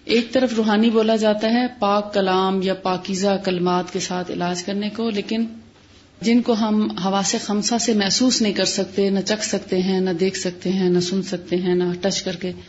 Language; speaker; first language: Urdu; native; Urdu